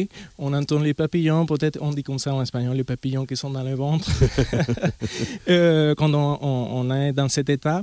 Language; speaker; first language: French; non-native, fluent; Spanish